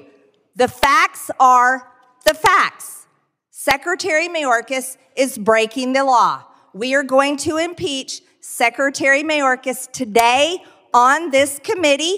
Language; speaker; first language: English; native; English